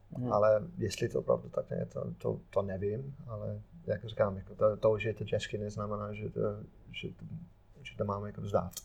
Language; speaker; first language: Czech; non-native, fluent; English